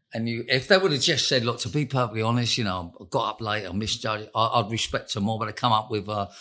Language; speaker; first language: English; native; English